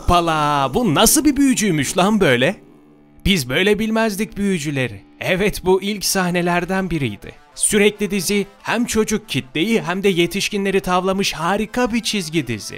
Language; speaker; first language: Turkish; native; Turkish